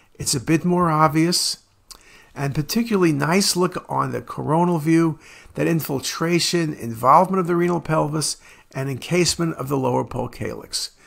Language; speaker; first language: English; native; English